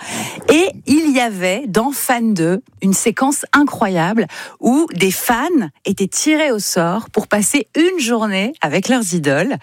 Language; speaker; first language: French; native; French